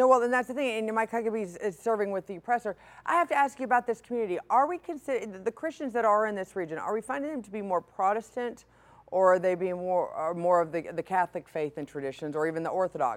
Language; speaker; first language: English; native; English